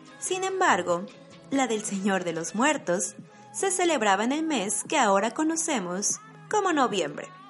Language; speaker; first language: Spanish; native; Spanish